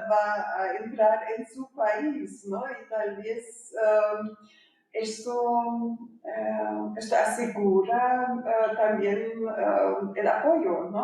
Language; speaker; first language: Spanish; non-native, fluent; German